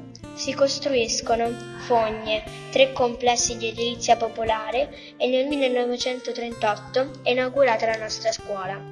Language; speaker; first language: Italian; native; Italian